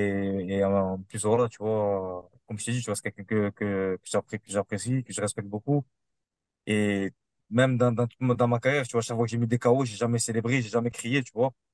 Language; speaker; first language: French; native; French